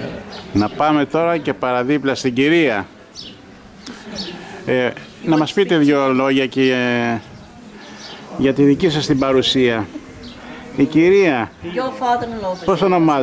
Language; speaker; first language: Greek; native; Greek